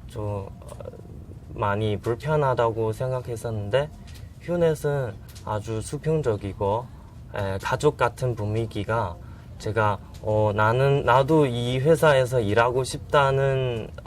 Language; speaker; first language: Korean; non-native, fluent; Chinese